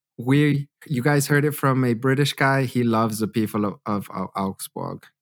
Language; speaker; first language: English; native; English